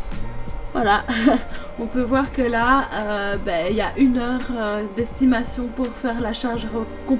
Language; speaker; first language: French; native; French